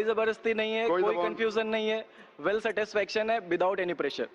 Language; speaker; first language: Hindi; native; Hindi